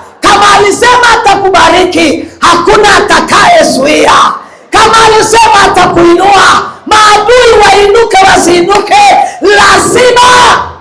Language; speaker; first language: Swahili; non-native, local second language; Kalenjin